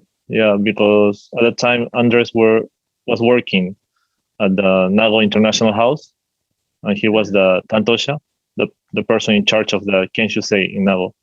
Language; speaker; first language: English; non-native, fluent; Spanish